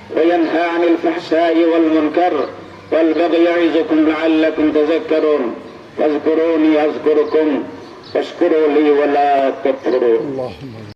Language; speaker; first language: Arabic; non-native, fluent; Bangla